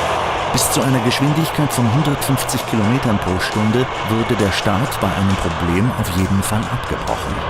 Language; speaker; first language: German; native; German